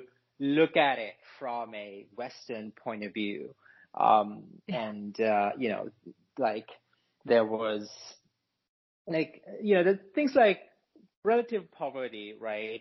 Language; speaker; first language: English; non-native, local second language; Sinhala